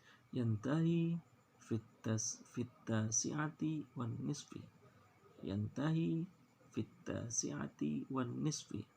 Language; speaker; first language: Arabic; non-native, fluent; Indonesian